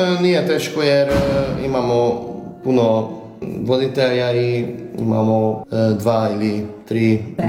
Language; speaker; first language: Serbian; non-native, local second language; Hungarian